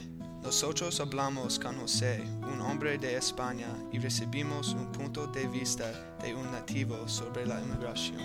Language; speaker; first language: Spanish; non-native, learner; English